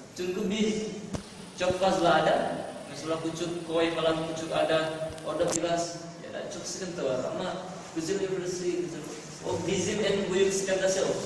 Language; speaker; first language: Turkish; non-native, learner; Indonesian